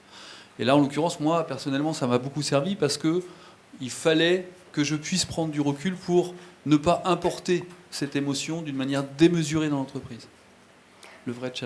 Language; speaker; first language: French; native; French